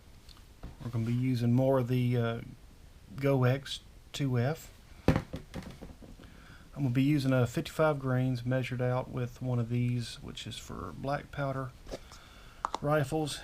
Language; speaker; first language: English; native; English